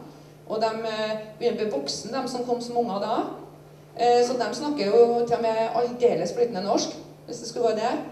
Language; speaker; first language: Norwegian; native; Norwegian